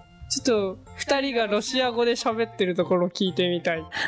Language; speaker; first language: Japanese; native; Japanese